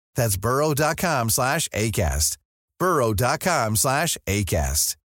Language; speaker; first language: Swedish; native; Swedish